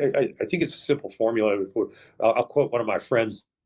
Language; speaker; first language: English; native; English